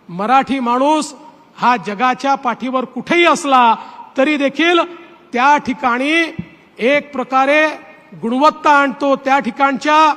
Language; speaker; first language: Marathi; native; Marathi